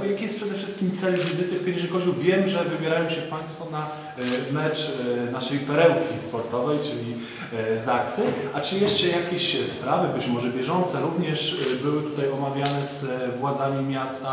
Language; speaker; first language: Polish; native; Polish